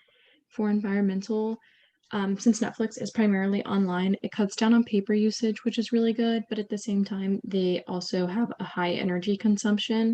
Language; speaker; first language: English; native; English